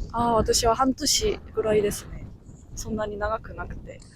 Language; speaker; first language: Japanese; non-native, fluent; Korean